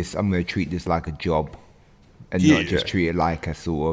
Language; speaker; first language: English; native; English